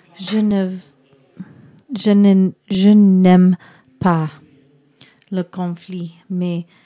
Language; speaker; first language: French; non-native, learner; English